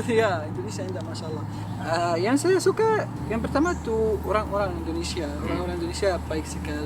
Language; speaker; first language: Indonesian; non-native, fluent; Arabic